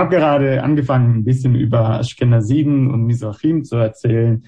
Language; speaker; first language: German; non-native, fluent; Hebrew